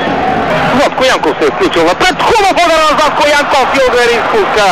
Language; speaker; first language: Bulgarian; native; Bulgarian